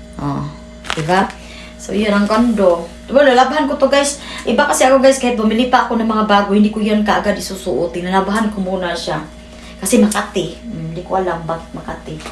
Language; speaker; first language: Filipino; non-native, local second language; Cebuano